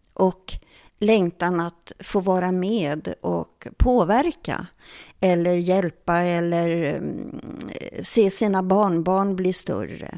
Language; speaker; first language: Swedish; early bilingual, other home language; German